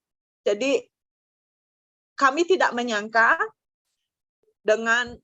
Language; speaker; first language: Indonesian; non-native, local second language; Balinese